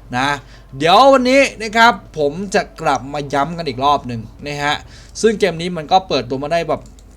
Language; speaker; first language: Thai; native; Thai